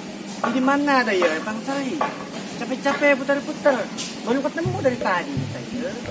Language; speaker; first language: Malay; non-native, local second language; Sundanese